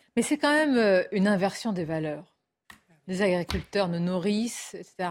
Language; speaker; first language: French; native; French